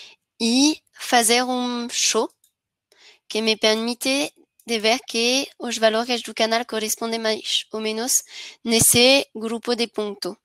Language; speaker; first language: Spanish; non-native, learner; French